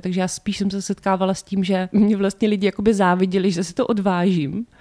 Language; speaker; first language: Czech; native; Czech